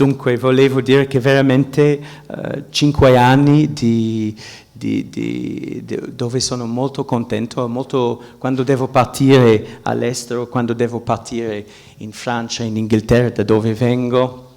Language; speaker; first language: Italian; non-native, fluent; English